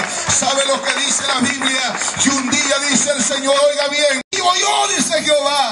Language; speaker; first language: Spanish; native; Spanish